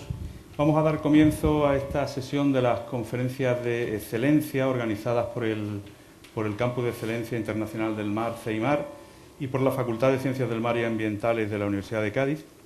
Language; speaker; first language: Spanish; native; Spanish